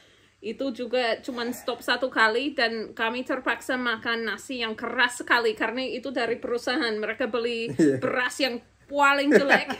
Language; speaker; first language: Indonesian; non-native, fluent; English